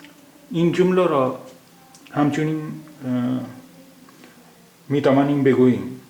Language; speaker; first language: Persian; non-native, fluent; Urdu